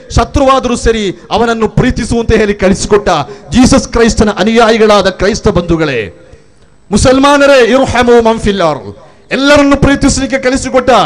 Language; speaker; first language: Kannada; native; Kannada